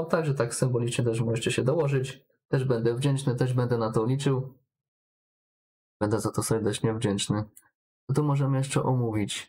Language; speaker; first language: Polish; native; Polish